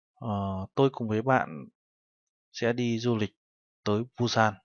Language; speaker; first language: Vietnamese; native; Vietnamese